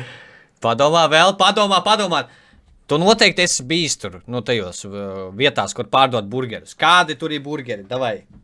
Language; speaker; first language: Latvian; native; Latvian